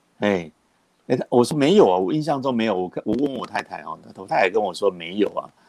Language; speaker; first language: Chinese; native; Chinese